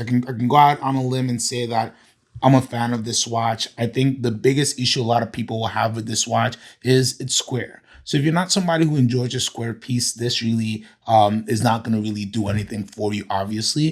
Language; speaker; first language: English; native; English